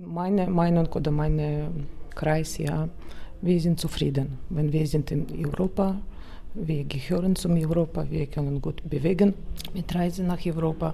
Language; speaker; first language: German; non-native, learner; Russian